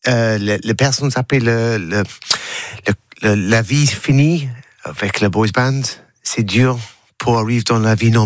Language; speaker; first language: French; non-native, learner; English